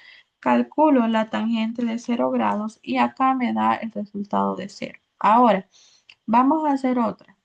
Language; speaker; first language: Spanish; native; Spanish